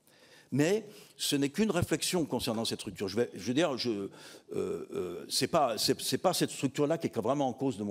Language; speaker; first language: French; native; French